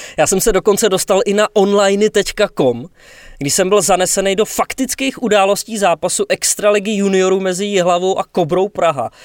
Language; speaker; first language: Czech; native; Czech